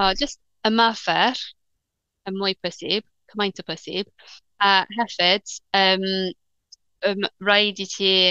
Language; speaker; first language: Welsh; non-native, learner; English